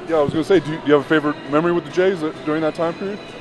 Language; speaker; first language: English; native; English